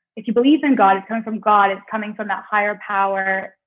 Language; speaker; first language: English; native; English